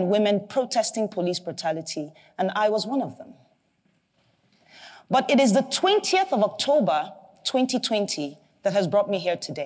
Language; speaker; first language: English; non-native, local second language; Igbo